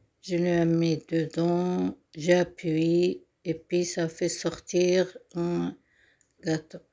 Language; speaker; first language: French; non-native, local second language; Arabic